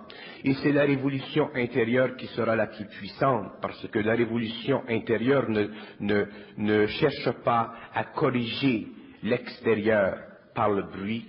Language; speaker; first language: French; native; French